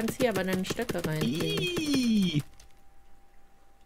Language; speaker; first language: German; native; German